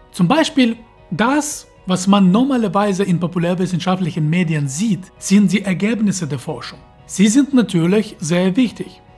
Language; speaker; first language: German; non-native, fluent; Russian